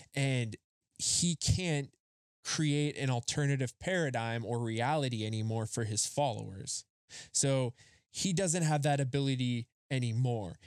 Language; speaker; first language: English; native; English